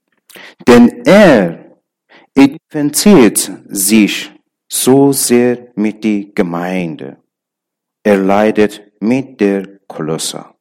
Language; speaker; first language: German; non-native, learner; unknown